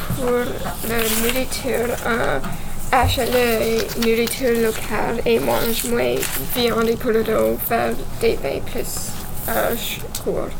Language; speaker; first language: French; non-native, learner; English